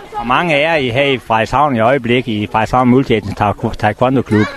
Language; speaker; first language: Danish; native; Danish